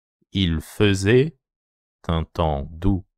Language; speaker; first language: French; non-native, fluent; Japanese